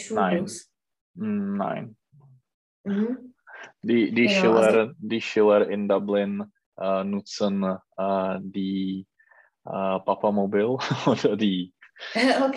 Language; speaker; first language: German; non-native, learner; Czech